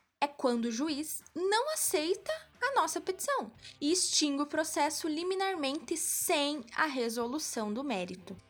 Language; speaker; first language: Portuguese; native; Portuguese